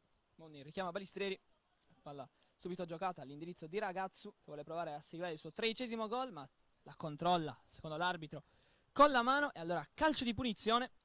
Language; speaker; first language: Italian; native; Italian